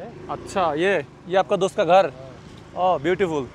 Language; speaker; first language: Hindi; non-native, learner; Bangla